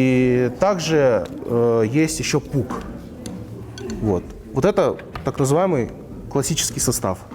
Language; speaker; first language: Russian; native; Russian